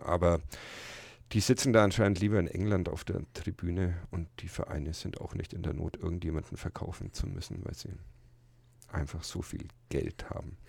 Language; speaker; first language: German; native; German